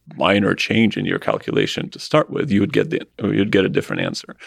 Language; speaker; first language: English; non-native, fluent; Russian